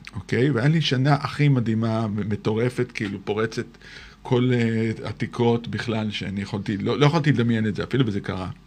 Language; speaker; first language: Hebrew; native; Hebrew